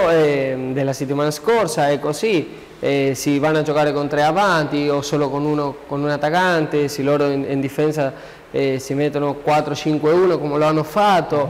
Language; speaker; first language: Italian; non-native, learner; Spanish